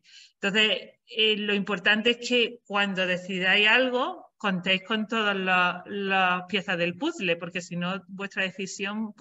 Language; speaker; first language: Spanish; native; Spanish